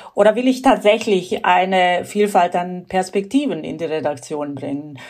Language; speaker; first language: German; non-native, fluent; Croatian